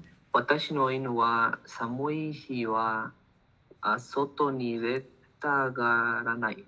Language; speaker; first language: Japanese; non-native, learner; Spanish